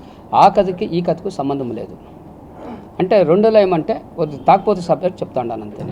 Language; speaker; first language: Telugu; non-native, learner; Kannada